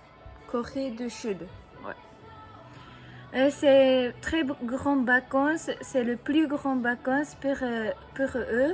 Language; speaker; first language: French; non-native, learner; Japanese